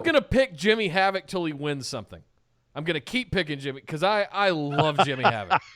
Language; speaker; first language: English; native; English